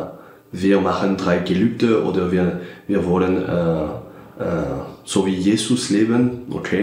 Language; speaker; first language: German; non-native, fluent; French